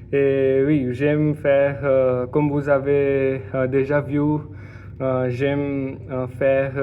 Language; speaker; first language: French; non-native, learner; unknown